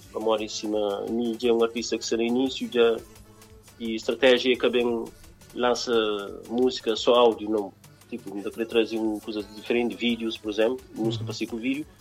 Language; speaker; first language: Portuguese; non-native, local second language; Kabuverdianu